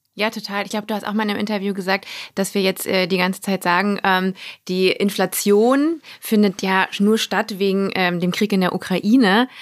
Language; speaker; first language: German; native; German